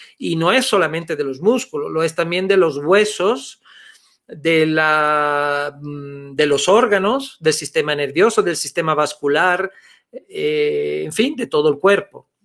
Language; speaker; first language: Spanish; non-native, fluent; Italian